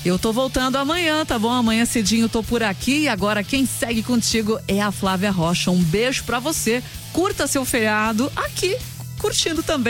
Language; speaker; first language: Portuguese; native; Portuguese